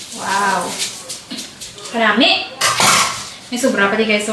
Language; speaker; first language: Filipino; non-native, local second language; Hiligaynon